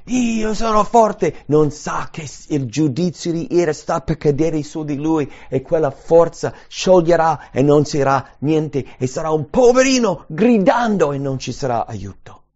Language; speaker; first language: Italian; early bilingual, heritage; English